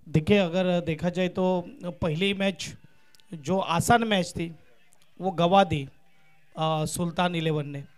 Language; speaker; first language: Hindi; non-native, local second language; Marathi